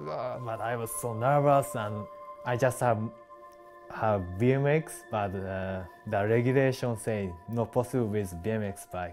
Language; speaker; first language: English; non-native, learner; Japanese